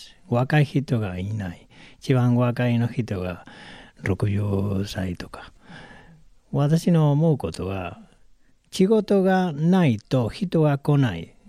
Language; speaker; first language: Japanese; non-native, learner; Spanish